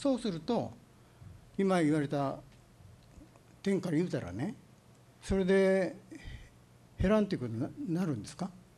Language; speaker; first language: Japanese; native; Japanese